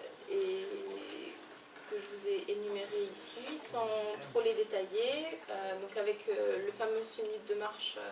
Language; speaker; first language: French; native; French